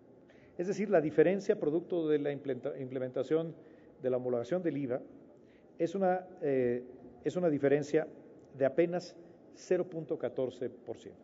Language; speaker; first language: Spanish; native; Spanish